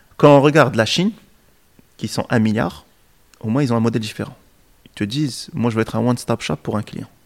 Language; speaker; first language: French; non-native, local second language; Arabic